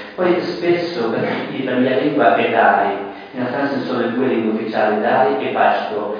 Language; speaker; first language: Italian; non-native, fluent; Persian